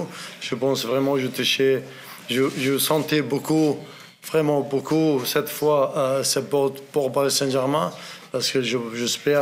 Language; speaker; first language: French; non-native, learner; Arabic